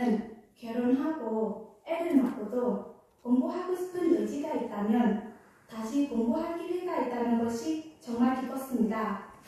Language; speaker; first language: Korean; non-native, fluent; Khmer